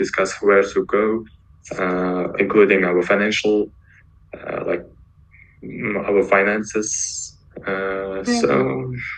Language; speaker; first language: English; non-native, learner; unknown